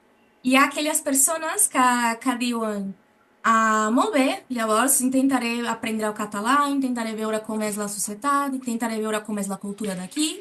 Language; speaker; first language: Catalan; non-native, learner; Portuguese